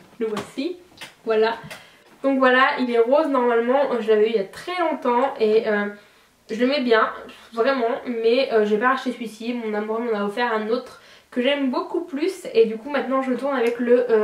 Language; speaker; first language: French; native; French